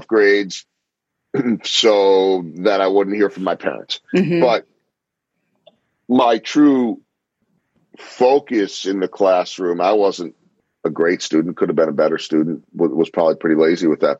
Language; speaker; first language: English; native; English